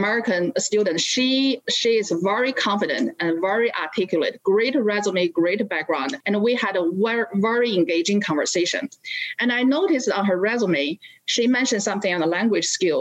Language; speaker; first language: English; non-native, fluent; Chinese